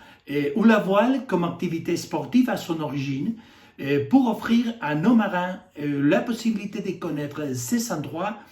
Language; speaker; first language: French; non-native, fluent; Spanish